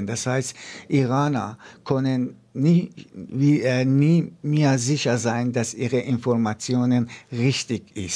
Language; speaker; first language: German; non-native, fluent; Persian